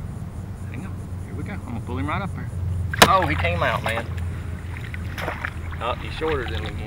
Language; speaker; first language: English; native; English